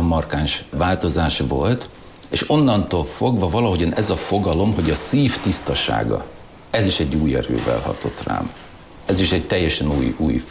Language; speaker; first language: Hungarian; non-native, local second language; German